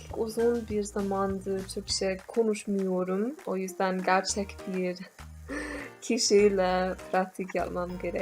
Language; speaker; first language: Turkish; non-native, learner; English